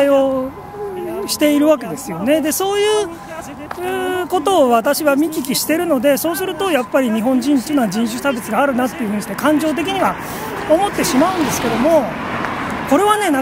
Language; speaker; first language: Japanese; native; Japanese